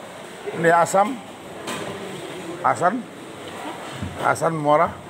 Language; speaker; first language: Indonesian; non-native, learner; Filipino